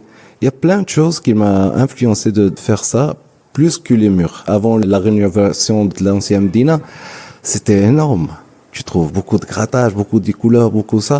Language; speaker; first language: French; non-native, local second language; Arabic